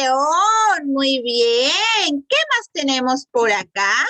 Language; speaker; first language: Spanish; native; Spanish